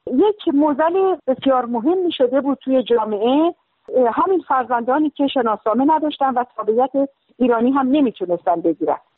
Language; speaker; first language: Persian; native; Persian